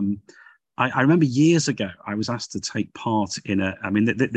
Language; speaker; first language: English; native; English